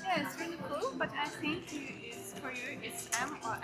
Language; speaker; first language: English; non-native, learner; Ukrainian